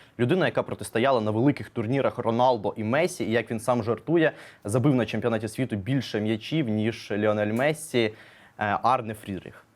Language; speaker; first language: Ukrainian; native; Ukrainian